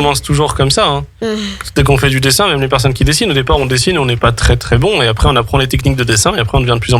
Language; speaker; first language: French; native; French